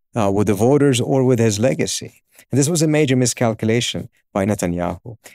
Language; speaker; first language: English; early bilingual, other home language; Swedish